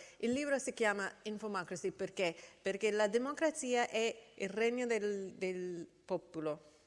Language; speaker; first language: Italian; non-native, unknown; English